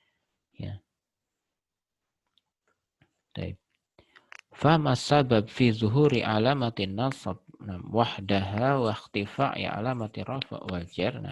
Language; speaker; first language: Arabic; non-native, fluent; Indonesian